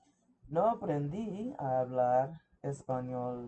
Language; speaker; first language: Spanish; early bilingual, heritage; English